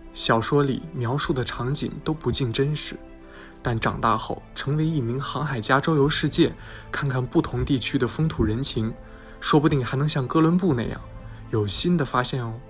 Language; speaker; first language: Chinese; native; Chinese